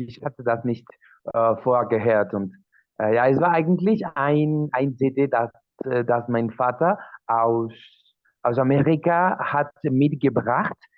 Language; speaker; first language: German; non-native, learner; Spanish